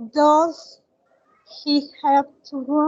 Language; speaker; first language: English; non-native, learner; Spanish